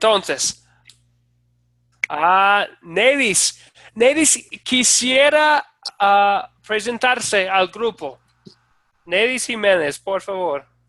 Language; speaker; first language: Spanish; non-native, fluent; English